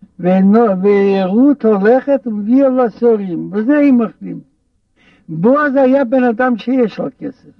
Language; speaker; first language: Hebrew; non-native, fluent; Russian